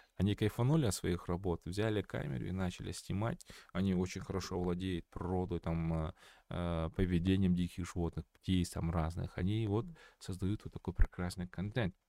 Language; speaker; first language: Russian; non-native, local second language; Kazakh